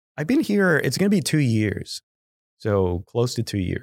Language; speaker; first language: English; non-native, fluent; Spanish